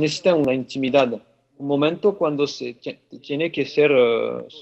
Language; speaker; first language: Spanish; non-native, fluent; French